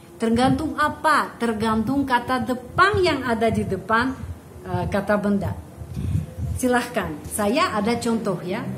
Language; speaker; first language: Indonesian; non-native, fluent; Russian